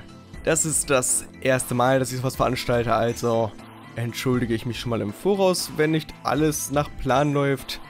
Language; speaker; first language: German; native; German